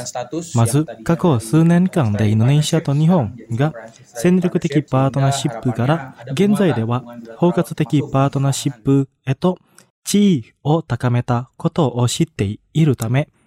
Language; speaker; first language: Japanese; non-native, fluent; Indonesian